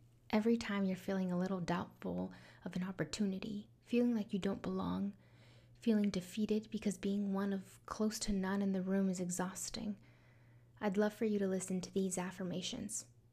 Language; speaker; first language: English; early bilingual, other home language; Spanish